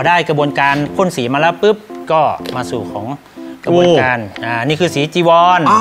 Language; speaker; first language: Thai; native; Thai